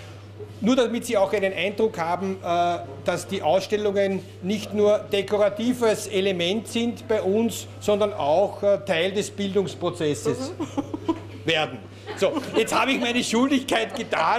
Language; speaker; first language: German; native; German